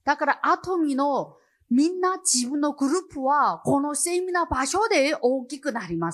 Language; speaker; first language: Japanese; non-native, learner; Chinese